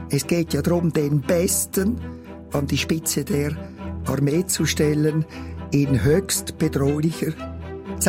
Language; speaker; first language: German; native; German